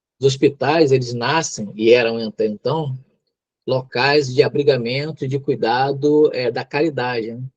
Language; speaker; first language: Portuguese; native; Portuguese